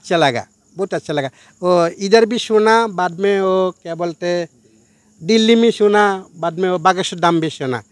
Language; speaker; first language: Hindi; non-native, learner; Bangla